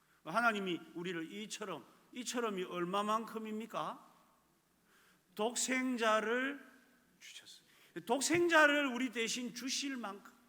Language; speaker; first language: Korean; native; Korean